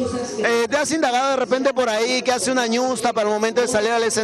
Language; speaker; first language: Spanish; native; Spanish